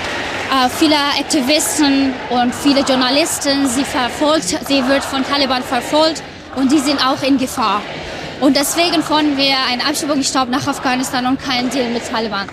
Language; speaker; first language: German; non-native, fluent; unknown